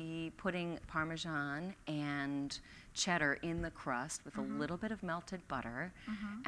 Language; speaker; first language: English; native; English